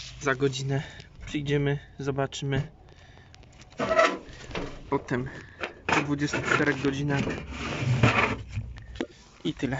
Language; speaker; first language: Polish; native; Polish